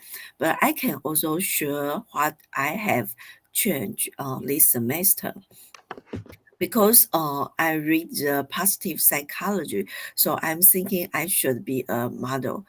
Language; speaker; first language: English; non-native, fluent; Chinese